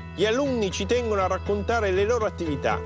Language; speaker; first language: Italian; native; Italian